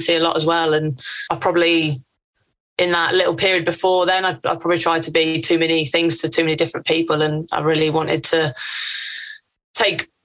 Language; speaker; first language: English; native; English